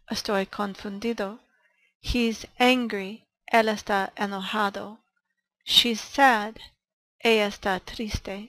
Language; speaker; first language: Spanish; non-native, learner; English